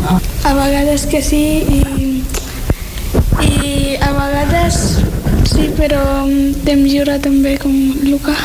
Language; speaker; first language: Catalan; non-native, learner; Urdu